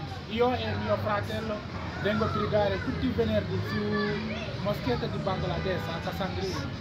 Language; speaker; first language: Italian; non-native, learner; Bangla